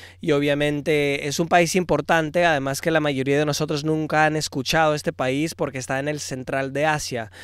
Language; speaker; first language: Spanish; early bilingual, heritage; Spanish